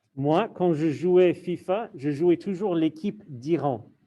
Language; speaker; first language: French; non-native, fluent; English